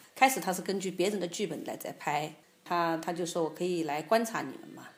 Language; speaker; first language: Chinese; native; Chinese